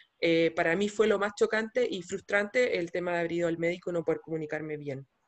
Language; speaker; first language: Spanish; native; Spanish